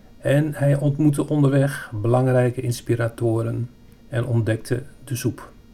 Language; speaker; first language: Dutch; native; Dutch